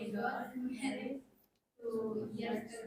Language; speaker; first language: English; non-native, learner; Indonesian